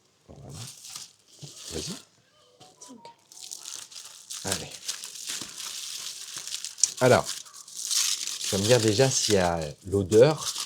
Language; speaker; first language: French; native; French